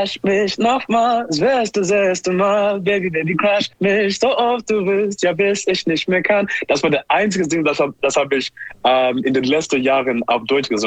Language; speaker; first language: German; non-native, learner; English